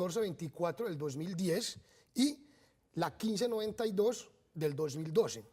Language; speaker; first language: Spanish; native; Spanish